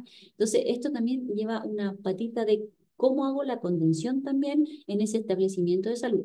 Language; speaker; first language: Spanish; native; Spanish